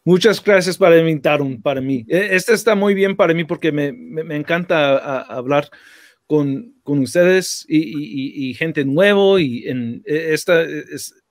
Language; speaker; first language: Spanish; non-native, learner; English